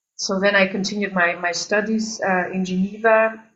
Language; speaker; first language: English; early bilingual, other home language; Albanian